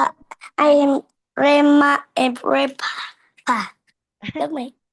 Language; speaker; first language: English; non-native, learner; Vietnamese